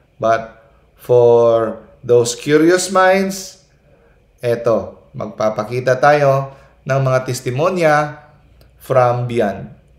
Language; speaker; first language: Filipino; non-native, local second language; Cebuano